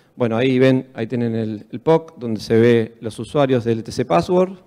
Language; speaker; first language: Spanish; native; Spanish